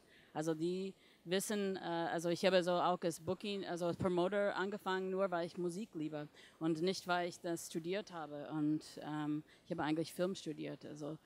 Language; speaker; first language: German; non-native, fluent; English